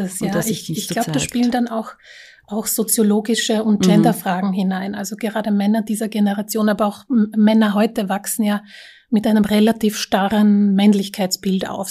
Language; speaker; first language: German; early bilingual, other home language; Slovak